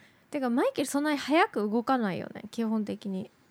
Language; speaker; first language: Japanese; native; Japanese